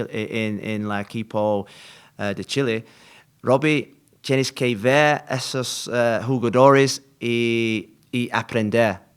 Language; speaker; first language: Spanish; non-native, learner; English